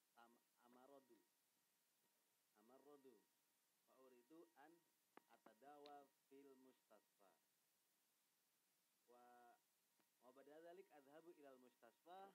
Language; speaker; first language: Arabic; non-native, learner; Indonesian